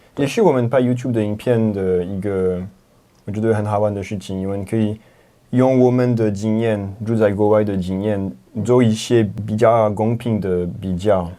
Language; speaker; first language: Chinese; non-native, fluent; French